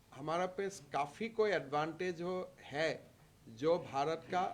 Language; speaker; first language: Hindi; non-native, local second language; Assamese